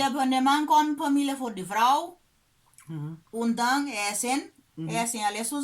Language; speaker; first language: German; non-native, learner; Kabuverdianu